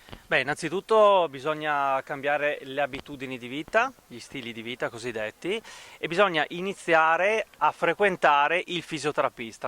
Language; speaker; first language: Italian; native; Italian